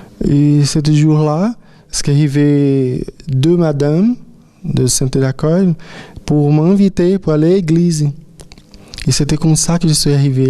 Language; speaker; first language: French; non-native, fluent; Portuguese